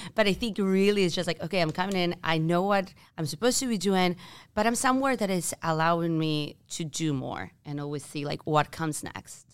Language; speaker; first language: English; non-native, fluent; Spanish